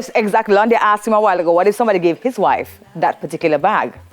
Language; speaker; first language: English; native; English